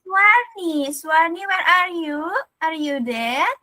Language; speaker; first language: English; non-native, learner; Indonesian